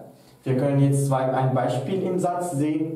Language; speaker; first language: German; non-native, fluent; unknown